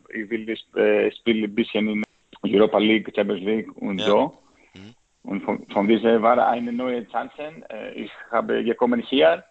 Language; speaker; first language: German; non-native, learner; Greek